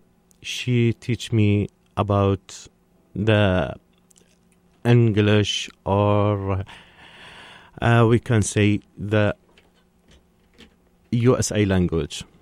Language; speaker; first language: English; non-native, learner; Arabic